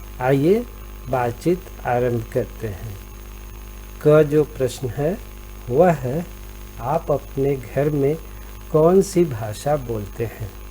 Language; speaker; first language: Hindi; native; Hindi